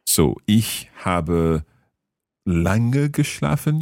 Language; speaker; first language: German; non-native, learner; English